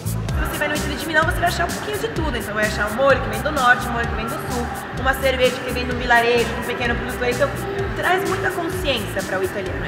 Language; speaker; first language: Portuguese; non-native, fluent; Italian